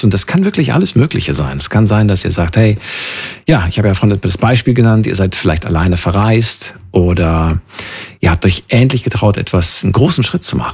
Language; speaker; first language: German; native; German